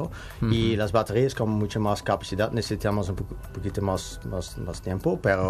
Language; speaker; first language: Spanish; non-native, learner; Dutch